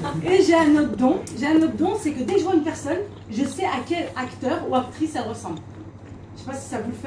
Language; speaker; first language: French; native; French